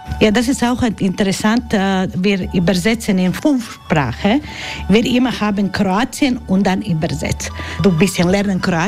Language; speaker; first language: German; non-native, learner; Croatian